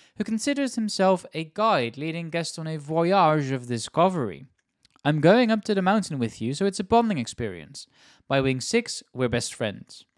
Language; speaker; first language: English; non-native, fluent; Dutch